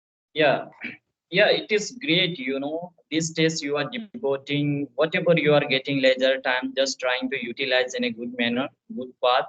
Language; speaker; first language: English; non-native, fluent; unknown